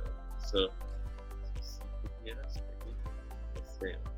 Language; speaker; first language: Spanish; non-native, learner; English